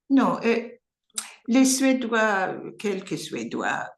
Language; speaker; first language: French; non-native, learner; English